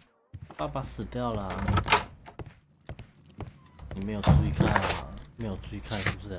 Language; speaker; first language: Chinese; native; Chinese